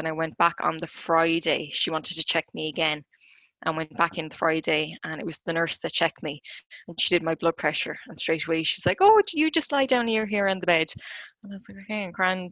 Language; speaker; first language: English; native; English